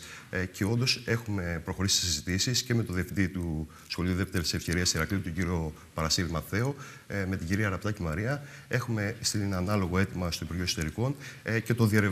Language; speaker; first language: Greek; native; Greek